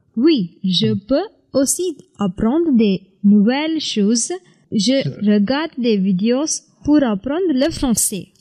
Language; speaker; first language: French; non-native, learner; Tamil